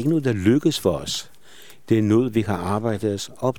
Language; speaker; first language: Danish; non-native, fluent; Polish